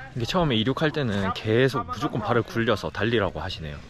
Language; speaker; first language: Korean; native; Korean